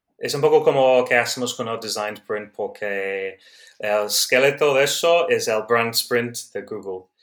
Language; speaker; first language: Spanish; non-native, learner; English